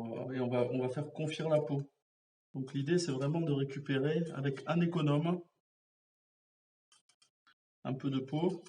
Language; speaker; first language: French; native; French